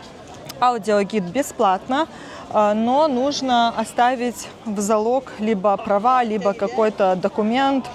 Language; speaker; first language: Russian; native; Russian